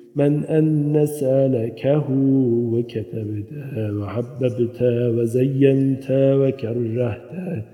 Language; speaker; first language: Arabic; non-native, fluent; Turkish